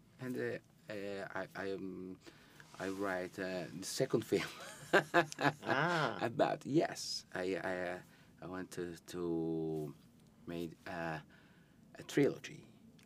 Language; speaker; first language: English; non-native, learner; Italian